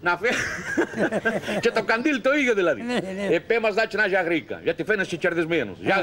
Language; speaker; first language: Greek; native; Greek